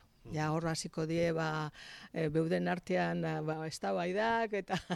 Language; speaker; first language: Basque; native; Basque